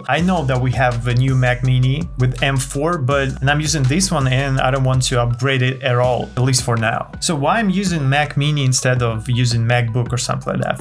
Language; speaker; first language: English; non-native, fluent; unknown